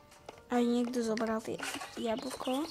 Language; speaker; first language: Slovak; native; Slovak